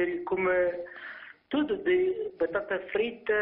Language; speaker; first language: Portuguese; early bilingual, heritage; Portuguese